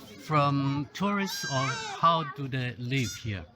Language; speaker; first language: English; non-native, learner; Chinese